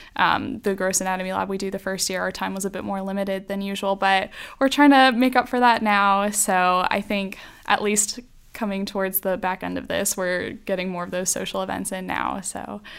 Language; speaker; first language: English; native; English